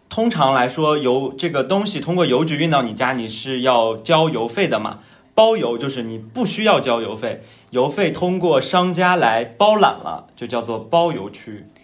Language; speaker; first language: Chinese; native; Chinese